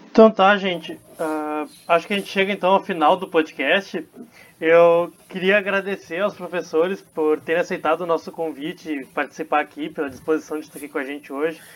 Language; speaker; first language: Portuguese; native; Portuguese